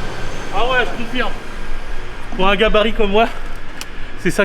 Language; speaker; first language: French; native; French